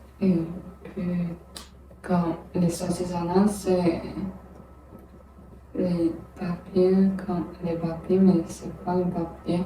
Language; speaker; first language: French; non-native, learner; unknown